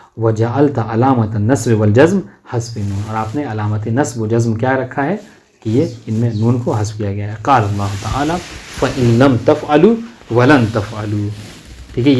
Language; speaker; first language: Urdu; native; Urdu